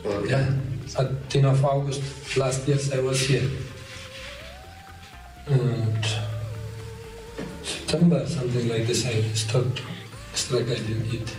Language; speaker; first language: English; non-native, learner; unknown